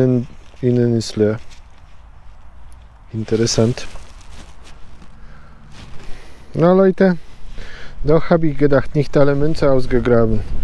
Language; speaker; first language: German; non-native, learner; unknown